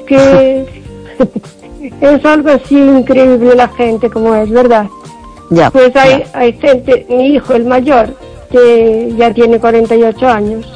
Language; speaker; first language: Spanish; native; Spanish